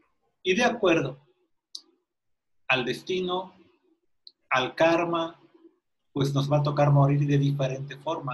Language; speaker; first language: Spanish; native; Spanish